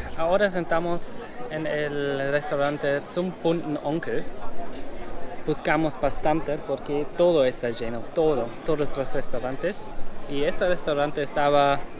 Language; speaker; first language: Spanish; non-native, fluent; German